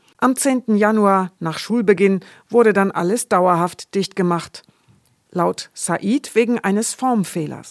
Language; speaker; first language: German; native; German